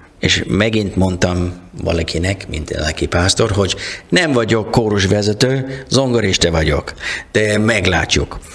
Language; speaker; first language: Hungarian; non-native, learner; English